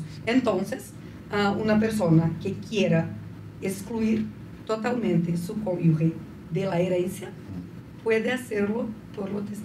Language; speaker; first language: Spanish; non-native, fluent; Portuguese